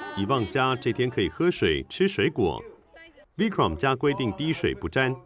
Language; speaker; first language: Chinese; native; Chinese